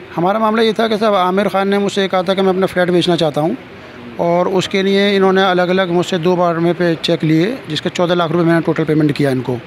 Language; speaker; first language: Hindi; native; Hindi